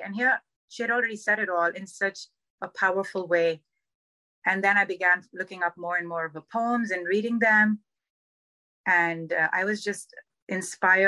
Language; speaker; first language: English; non-native, local second language; Urdu